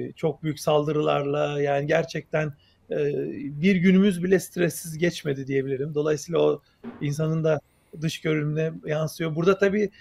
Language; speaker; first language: Turkish; native; Turkish